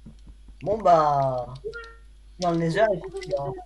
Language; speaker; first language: French; native; French